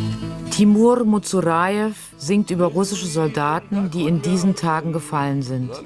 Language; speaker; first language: German; native; German